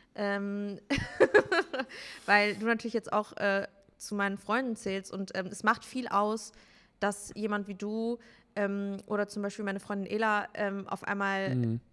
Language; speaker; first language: German; early bilingual, other home language; Turkish